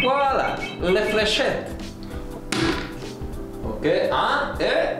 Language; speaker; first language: French; non-native, learner; Croatian